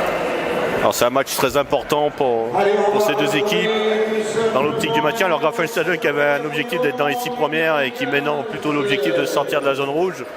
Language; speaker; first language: French; native; French